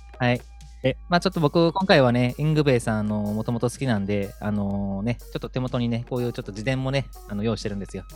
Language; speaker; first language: Japanese; native; Japanese